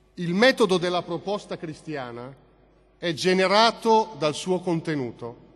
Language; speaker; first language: Italian; native; Italian